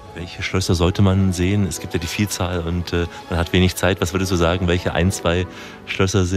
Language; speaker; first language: German; native; German